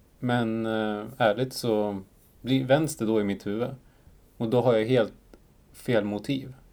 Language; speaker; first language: Swedish; early bilingual, other home language; Spanish